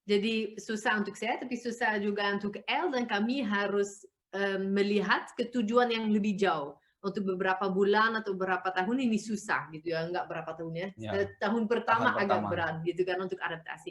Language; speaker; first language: Indonesian; non-native, fluent; Dutch